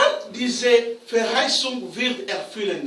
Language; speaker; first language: German; non-native, learner; Romanian